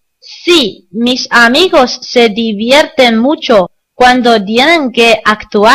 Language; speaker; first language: Spanish; non-native, learner; Chinese